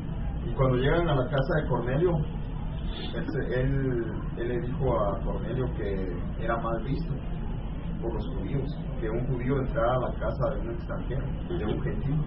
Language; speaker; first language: Spanish; native; Spanish